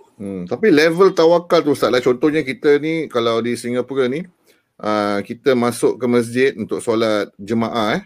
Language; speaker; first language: Malay; native; Malay